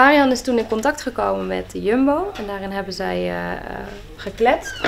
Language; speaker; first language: Dutch; native; Dutch